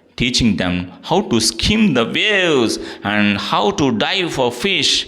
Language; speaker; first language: English; non-native, local second language; Telugu